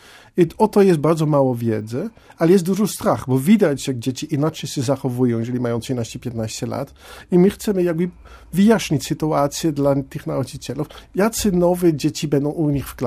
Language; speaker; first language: Polish; non-native, fluent; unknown